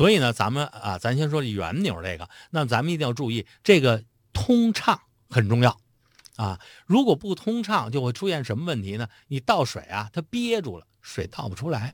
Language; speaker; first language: Chinese; native; Chinese